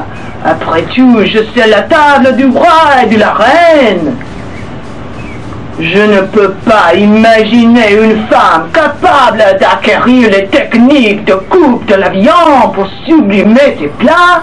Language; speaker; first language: French; non-native, fluent; English